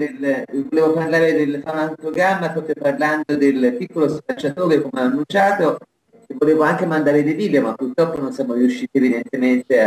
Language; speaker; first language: Italian; native; Italian